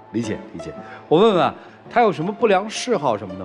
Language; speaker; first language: Chinese; native; Chinese